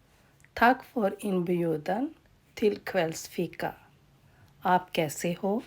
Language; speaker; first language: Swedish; non-native, fluent; Urdu